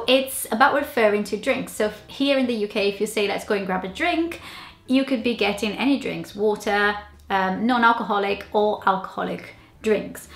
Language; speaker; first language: English; non-native, fluent; Portuguese